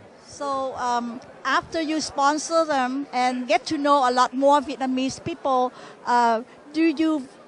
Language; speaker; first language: English; non-native, fluent; Vietnamese